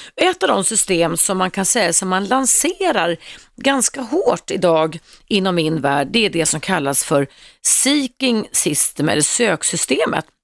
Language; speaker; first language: Swedish; native; Swedish